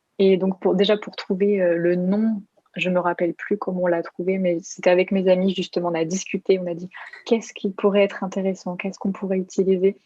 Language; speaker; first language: French; native; French